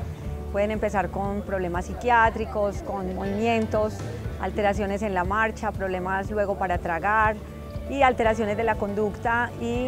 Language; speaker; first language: Spanish; native; Spanish